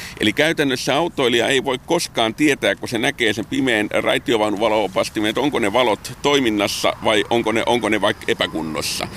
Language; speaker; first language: Finnish; native; Finnish